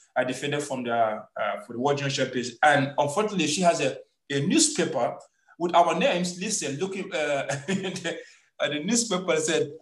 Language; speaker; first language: English; non-native, local second language; Igbo